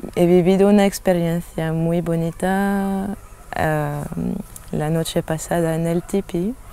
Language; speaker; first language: Spanish; non-native, fluent; French